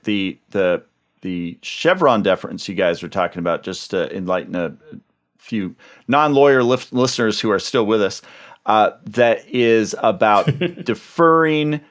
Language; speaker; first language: English; native; English